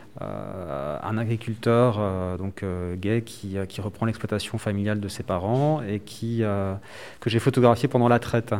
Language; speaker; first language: French; native; French